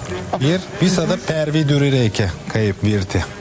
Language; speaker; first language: Lithuanian; non-native, learner; Turkish